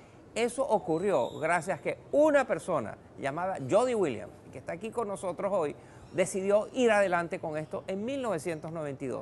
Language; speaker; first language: Spanish; native; Spanish